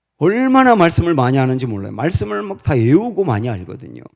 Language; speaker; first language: Korean; native; Korean